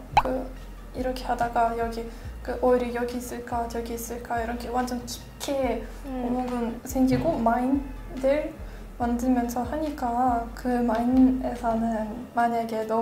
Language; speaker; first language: Korean; non-native, fluent; Russian